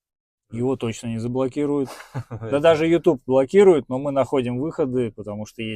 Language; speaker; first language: Russian; native; Russian